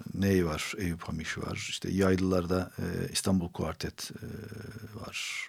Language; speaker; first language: Turkish; non-native, local second language; Armenian